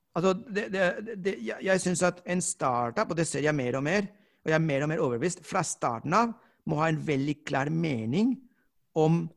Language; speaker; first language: Norwegian; non-native, fluent; Spanish